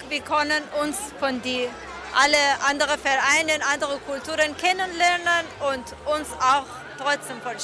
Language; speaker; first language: German; non-native, learner; Persian